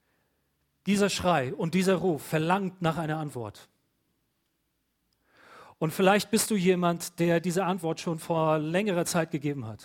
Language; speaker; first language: German; native; German